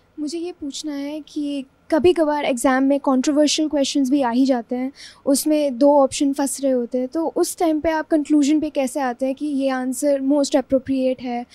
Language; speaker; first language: Hindi; native; Hindi